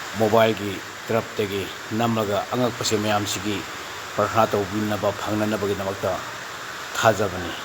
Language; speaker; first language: Manipuri; non-native, local second language; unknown